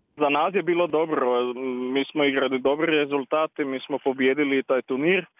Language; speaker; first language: Croatian; native; Croatian